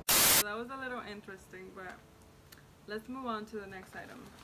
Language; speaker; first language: English; early bilingual, other home language; Spanish